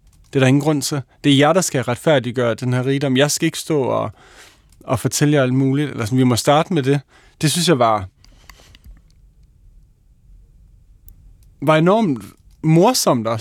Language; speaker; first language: Danish; native; Danish